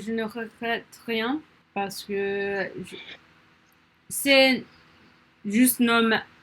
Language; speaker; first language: French; non-native, learner; English